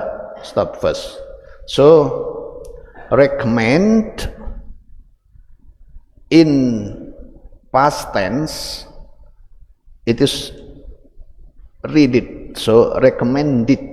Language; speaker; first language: English; non-native, fluent; Indonesian